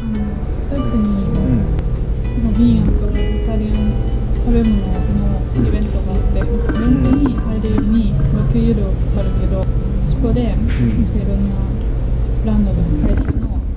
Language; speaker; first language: Japanese; non-native, fluent; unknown